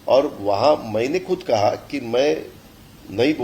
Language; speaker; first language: Hindi; non-native, local second language; Marathi